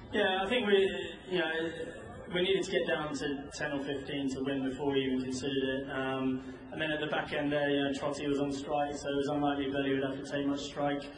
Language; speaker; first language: English; native; English